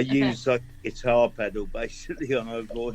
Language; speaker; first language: English; native; English